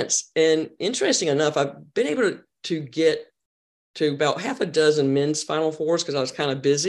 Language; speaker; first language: English; native; English